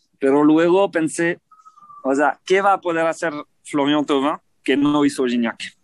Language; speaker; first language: Spanish; non-native, fluent; French